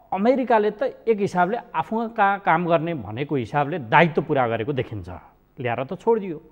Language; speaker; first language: Nepali; native; Nepali